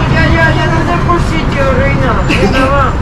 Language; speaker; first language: Spanish; native; Spanish